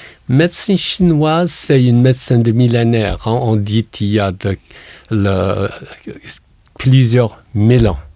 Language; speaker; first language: French; non-native, learner; Chinese